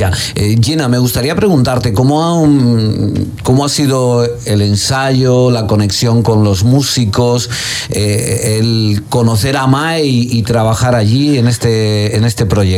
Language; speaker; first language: Spanish; native; Spanish